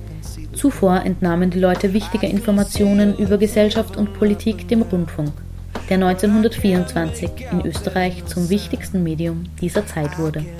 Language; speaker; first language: German; native; German